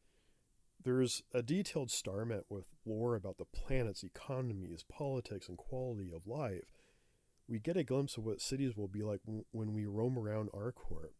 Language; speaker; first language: English; native; English